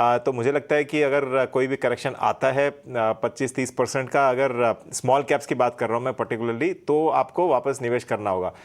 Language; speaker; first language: Hindi; non-native, local second language; Tamil